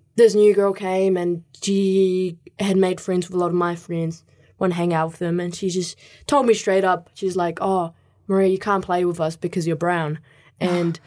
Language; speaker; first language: English; early bilingual, other home language; Spanish